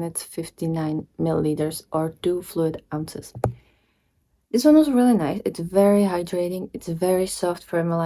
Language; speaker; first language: English; non-native, fluent; Czech